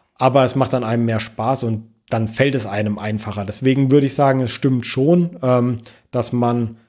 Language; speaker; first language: German; native; German